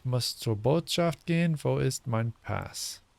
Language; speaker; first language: German; non-native, learner; English